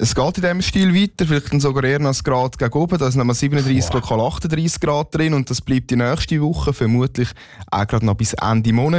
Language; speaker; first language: German; native; German